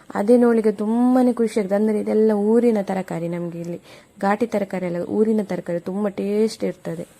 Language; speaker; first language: Kannada; non-native, local second language; Tulu